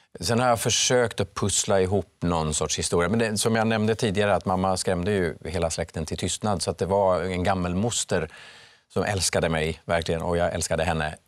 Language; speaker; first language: Swedish; early bilingual, other home language; Finnish